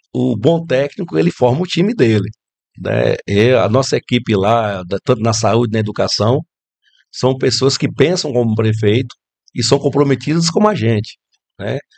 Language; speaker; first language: Portuguese; native; Portuguese